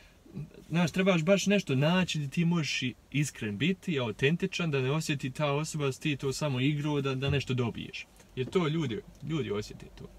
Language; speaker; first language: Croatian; early bilingual, heritage; Croatian